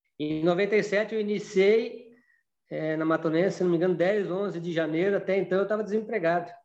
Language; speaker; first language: Portuguese; native; Portuguese